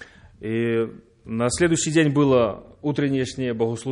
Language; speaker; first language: Polish; non-native, learner; Russian